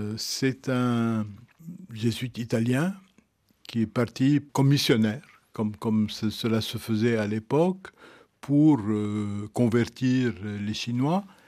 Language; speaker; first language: French; non-native, local second language; Arabic